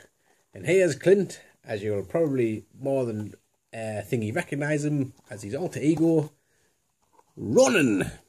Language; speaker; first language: English; native; English